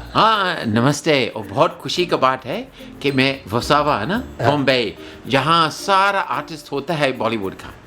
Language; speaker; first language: Hindi; non-native, fluent; English